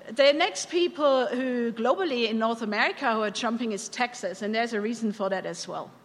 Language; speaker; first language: English; non-native, fluent; German